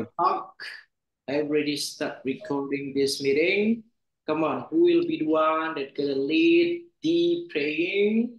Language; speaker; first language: English; non-native, fluent; Indonesian